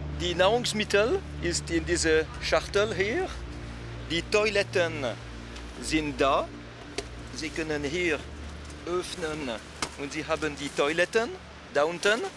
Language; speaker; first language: German; non-native, local second language; French